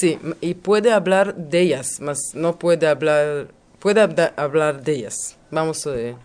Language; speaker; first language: Spanish; non-native, learner; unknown